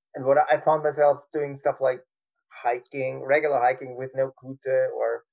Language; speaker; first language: English; non-native, fluent; German